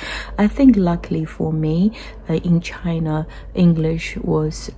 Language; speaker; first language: English; non-native, fluent; Chinese